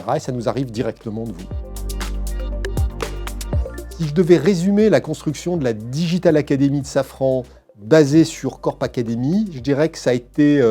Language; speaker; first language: French; native; French